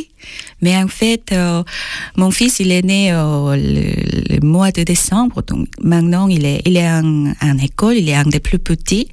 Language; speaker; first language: French; non-native, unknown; Korean